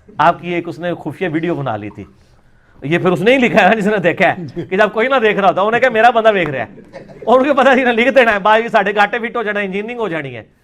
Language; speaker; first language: Urdu; non-native, local second language; Punjabi